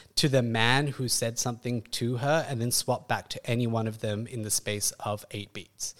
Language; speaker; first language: English; native; English